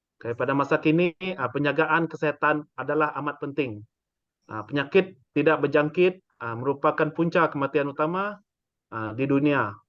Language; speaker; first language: Malay; non-native, local second language; Iban